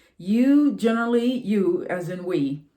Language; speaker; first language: English; native; English